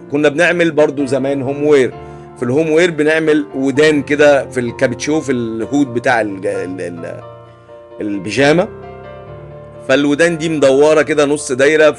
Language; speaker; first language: Arabic; native; Arabic